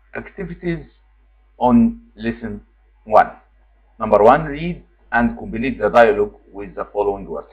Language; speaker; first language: English; non-native, fluent; Arabic